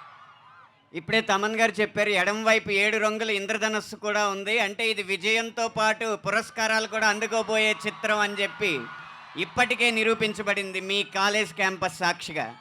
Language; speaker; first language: Telugu; native; Telugu